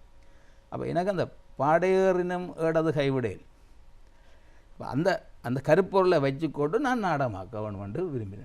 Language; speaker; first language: Tamil; native; Tamil